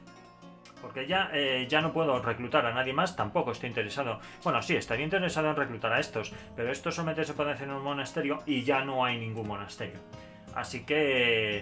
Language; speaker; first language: Spanish; native; Spanish